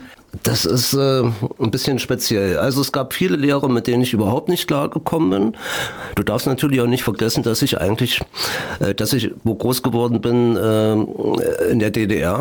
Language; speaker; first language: German; native; German